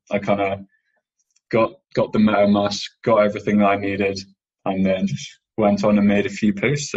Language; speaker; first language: English; native; English